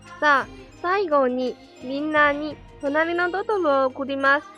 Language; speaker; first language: Japanese; non-native, learner; Chinese